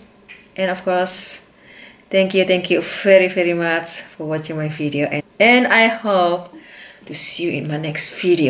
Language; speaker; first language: English; non-native, learner; Indonesian